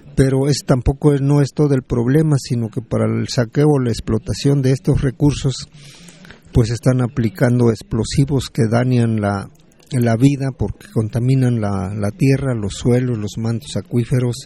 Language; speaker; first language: Spanish; native; Spanish